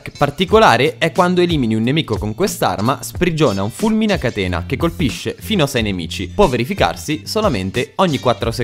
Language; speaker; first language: Italian; native; Italian